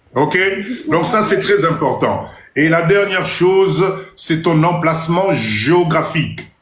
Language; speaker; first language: French; non-native, local second language; Lingala